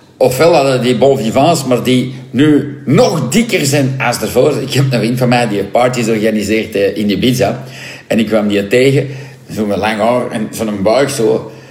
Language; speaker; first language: Dutch; non-native, local second language; French